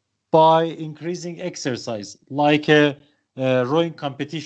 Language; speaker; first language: English; non-native, learner; Persian